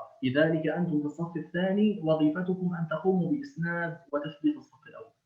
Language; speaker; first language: Arabic; native; Arabic